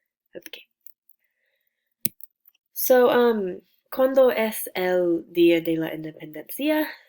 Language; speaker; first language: Spanish; non-native, learner; English